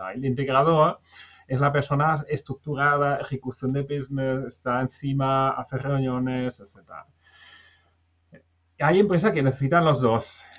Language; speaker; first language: Spanish; non-native, fluent; German